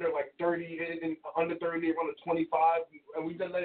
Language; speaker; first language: English; native; English